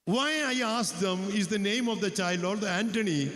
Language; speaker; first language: English; non-native, local second language; Malayalam